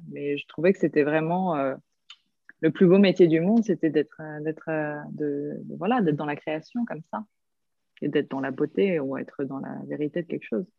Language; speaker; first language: French; early bilingual, other home language; Korean